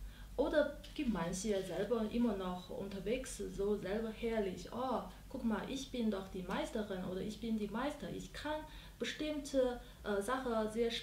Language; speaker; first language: German; non-native, learner; Chinese